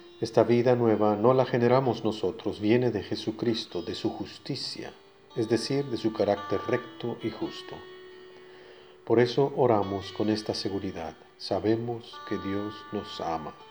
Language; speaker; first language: Spanish; native; Spanish